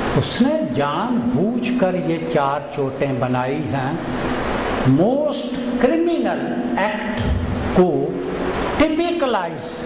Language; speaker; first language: Hindi; non-native, local second language; Punjabi